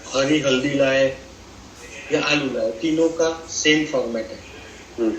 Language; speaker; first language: Hindi; non-native, local second language; Gujarati